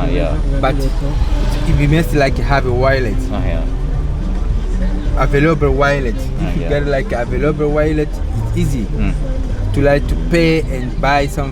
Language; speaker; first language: English; non-native, learner; Sango